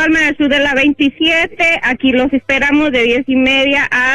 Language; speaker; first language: Spanish; native; Spanish